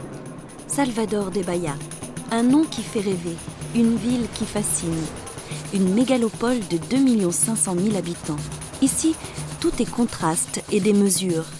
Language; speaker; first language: French; native; French